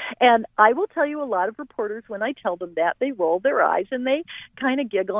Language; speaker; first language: English; native; English